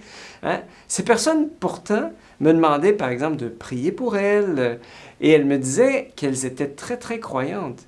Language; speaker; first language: French; native; French